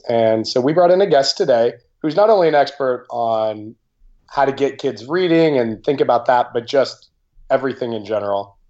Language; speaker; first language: English; native; English